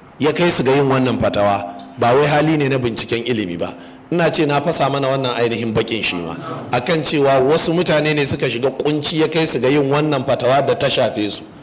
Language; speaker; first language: Hausa; native; Hausa